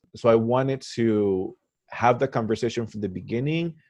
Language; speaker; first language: English; non-native, fluent; Spanish